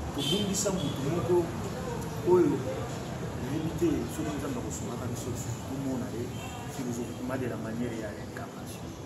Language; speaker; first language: Lingala; native; Lingala